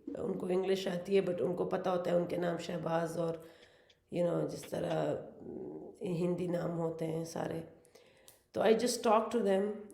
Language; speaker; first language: Urdu; non-native, fluent; Persian